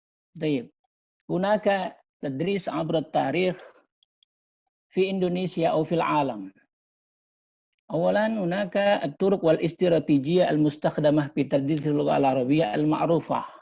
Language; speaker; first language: Arabic; non-native, fluent; Indonesian